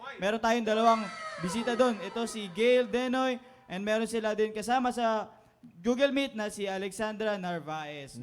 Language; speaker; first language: Filipino; native; Filipino